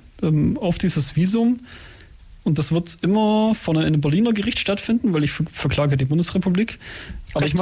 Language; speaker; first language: German; native; German